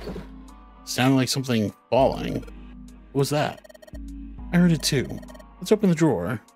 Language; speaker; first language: English; native; English